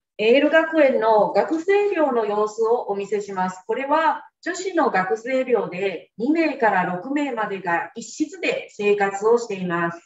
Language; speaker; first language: Japanese; native; Japanese